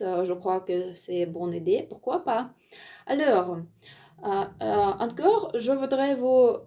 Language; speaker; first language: French; non-native, learner; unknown